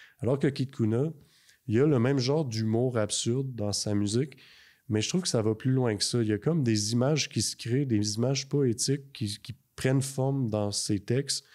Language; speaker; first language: French; native; French